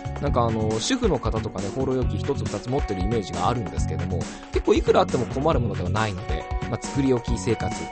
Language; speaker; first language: Japanese; native; Japanese